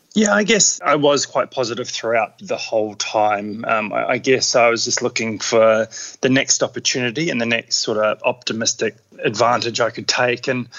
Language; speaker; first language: English; native; English